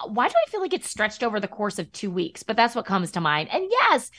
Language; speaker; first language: English; native; English